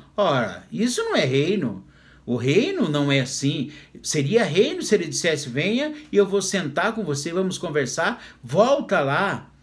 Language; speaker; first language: Portuguese; native; Portuguese